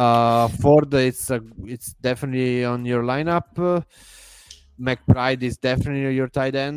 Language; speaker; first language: English; non-native, fluent; Italian